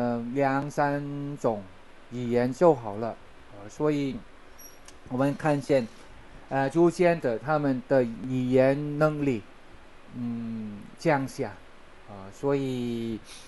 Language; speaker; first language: Chinese; non-native, learner; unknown